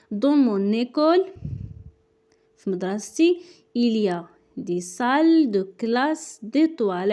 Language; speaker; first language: French; non-native, local second language; Arabic